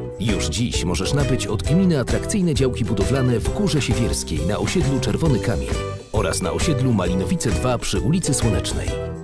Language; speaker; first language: Polish; native; Polish